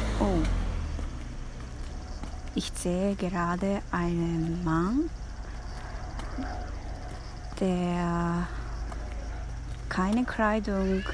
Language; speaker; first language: German; non-native, learner; Japanese